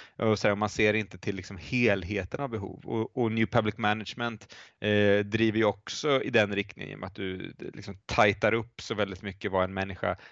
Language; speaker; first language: Swedish; native; Swedish